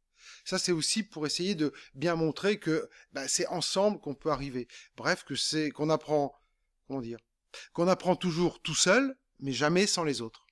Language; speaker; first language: French; native; French